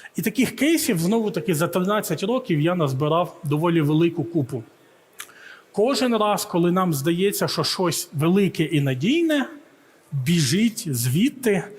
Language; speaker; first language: Ukrainian; early bilingual, heritage; Ukrainian